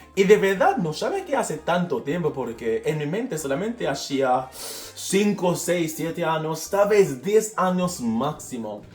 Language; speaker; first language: Spanish; non-native, fluent; English